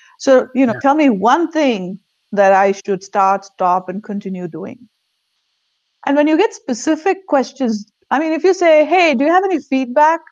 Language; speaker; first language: English; non-native, local second language; Tamil